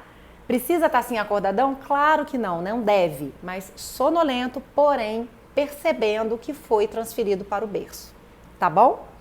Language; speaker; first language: Portuguese; native; Portuguese